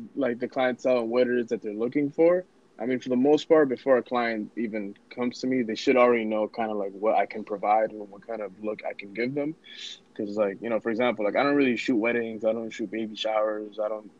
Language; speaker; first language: English; early bilingual, other home language; Spanish